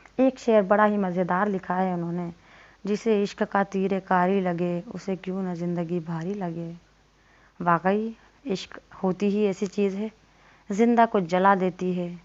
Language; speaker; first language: Urdu; native; Urdu